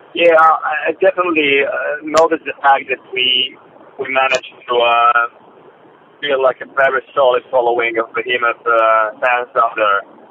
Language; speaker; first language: English; non-native, fluent; Polish